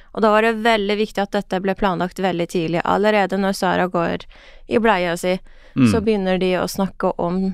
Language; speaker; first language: Norwegian; non-native, fluent; Persian